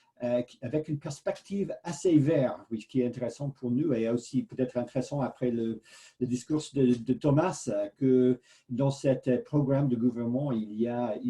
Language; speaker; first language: French; non-native, fluent; English